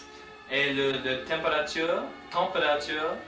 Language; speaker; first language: French; non-native, learner; English